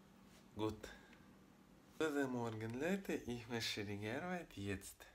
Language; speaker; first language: German; non-native, learner; Russian